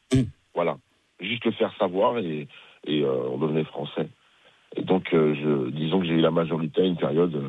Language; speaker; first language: French; early bilingual, other home language; Bambara